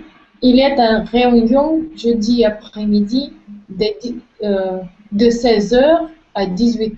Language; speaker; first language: French; non-native, learner; Russian